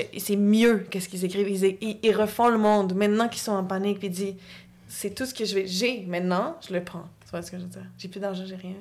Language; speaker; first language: French; native; French